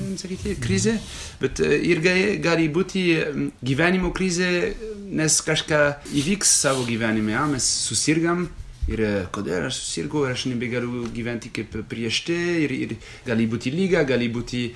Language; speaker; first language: Lithuanian; non-native, fluent; French